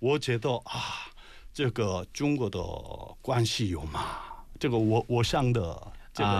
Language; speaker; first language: Chinese; non-native, learner; Korean